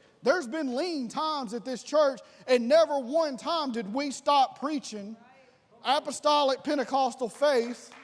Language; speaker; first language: English; native; English